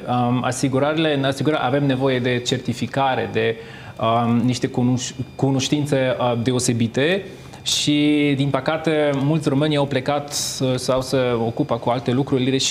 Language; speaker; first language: Romanian; non-native, fluent; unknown